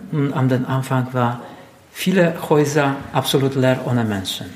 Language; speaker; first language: German; non-native, learner; Polish